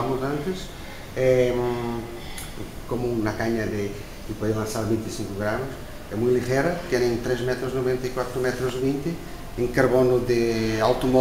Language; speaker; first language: Spanish; non-native, learner; Portuguese